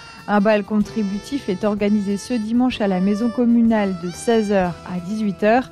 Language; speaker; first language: French; native; French